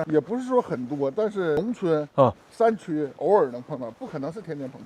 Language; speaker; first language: Chinese; native; Chinese